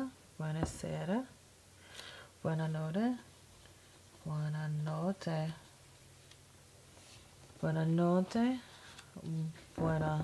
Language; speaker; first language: Italian; non-native, learner; English